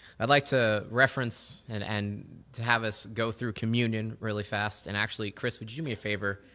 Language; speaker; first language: English; native; English